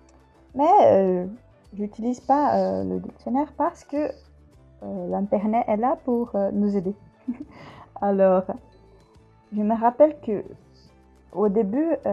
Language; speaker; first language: French; non-native, fluent; Portuguese